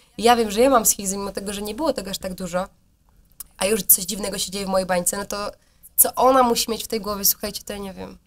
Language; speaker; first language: Polish; native; Polish